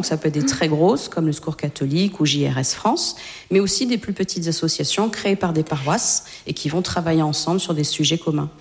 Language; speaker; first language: French; native; French